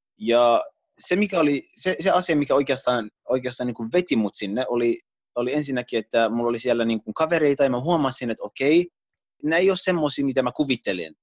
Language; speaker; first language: Finnish; early bilingual, other home language; Arabic